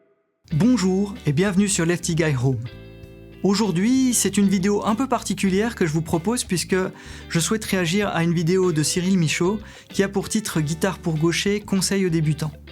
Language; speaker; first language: French; native; French